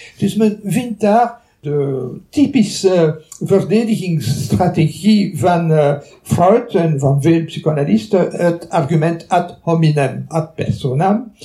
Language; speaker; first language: Dutch; non-native, local second language; French